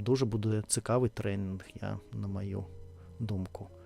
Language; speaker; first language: Ukrainian; non-native, learner; Russian